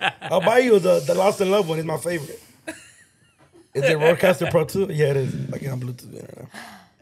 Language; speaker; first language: English; early bilingual, other home language; Spanish